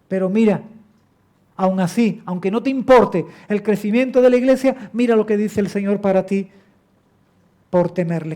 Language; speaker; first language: Spanish; native; Spanish